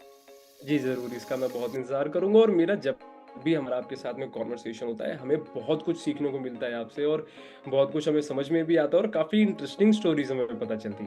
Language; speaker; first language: Hindi; native; Hindi